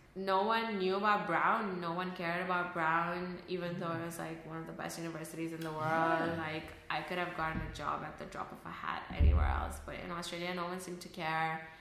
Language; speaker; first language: English; early bilingual, other home language; Urdu